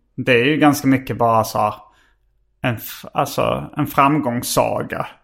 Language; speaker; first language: Swedish; native; Swedish